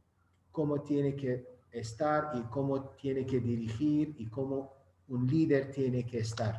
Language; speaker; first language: Spanish; non-native, fluent; Azerbaijani